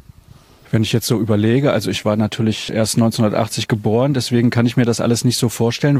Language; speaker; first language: German; native; German